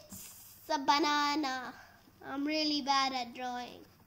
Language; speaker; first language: English; native; English